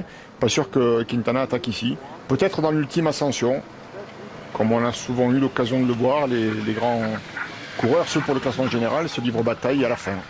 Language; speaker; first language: French; native; French